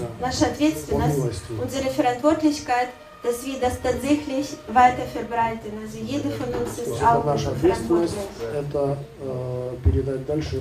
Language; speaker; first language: German; non-native, learner; Russian